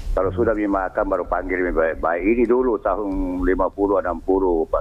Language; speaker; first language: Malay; non-native, local second language; Buginese